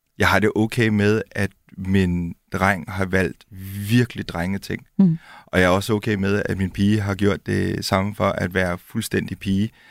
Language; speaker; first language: Danish; early bilingual, other home language; Indonesian